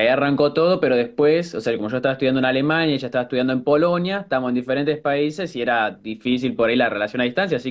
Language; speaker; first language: Spanish; native; Spanish